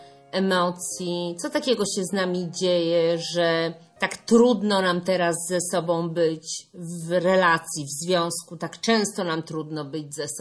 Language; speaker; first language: Polish; native; Polish